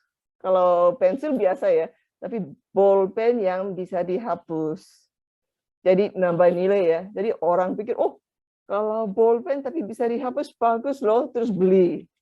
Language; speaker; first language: Indonesian; non-native, fluent; Japanese